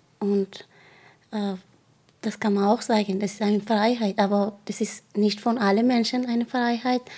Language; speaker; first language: German; non-native, learner; Persian